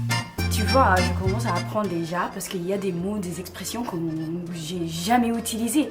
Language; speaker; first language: French; non-native, fluent; English